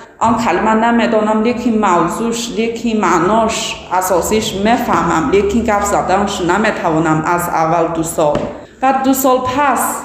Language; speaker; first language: Persian; non-native, learner; Chinese